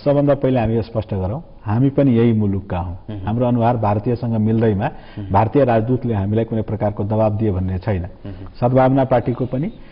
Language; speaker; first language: Nepali; non-native, local second language; Maithili